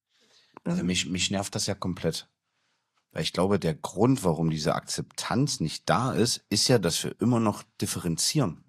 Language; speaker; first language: German; native; German